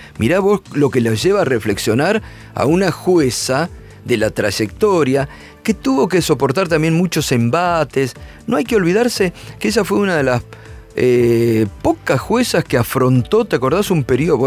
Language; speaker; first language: Spanish; native; Spanish